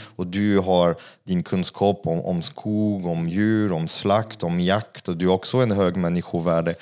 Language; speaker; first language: Swedish; non-native, fluent; French